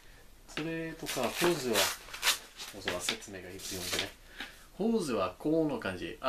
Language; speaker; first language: Japanese; non-native, learner; English